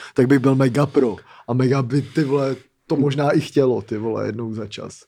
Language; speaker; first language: Czech; native; Czech